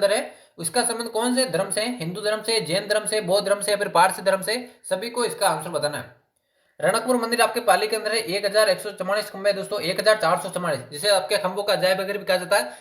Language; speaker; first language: Hindi; native; Hindi